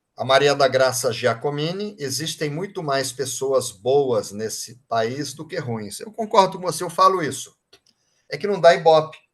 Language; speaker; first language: Portuguese; native; Portuguese